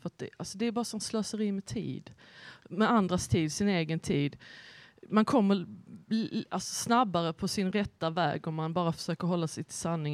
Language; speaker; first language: Swedish; native; Swedish